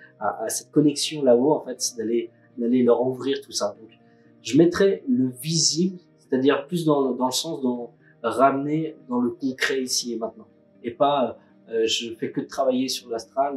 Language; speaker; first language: French; native; French